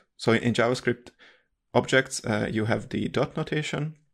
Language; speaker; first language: English; non-native, fluent; Hungarian